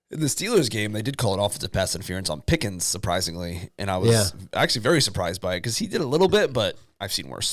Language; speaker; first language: English; native; English